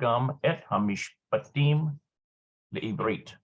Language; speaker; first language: Hebrew; non-native, learner; English